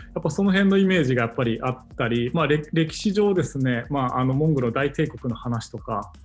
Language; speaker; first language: Japanese; non-native, fluent; Mongolian